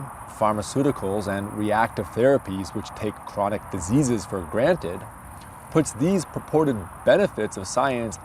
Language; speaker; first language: English; native; English